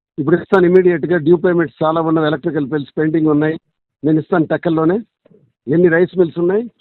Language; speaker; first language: Telugu; native; Telugu